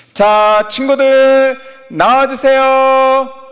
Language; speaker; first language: Korean; native; Korean